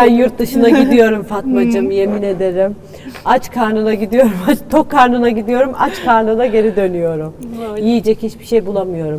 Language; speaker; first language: Turkish; native; Turkish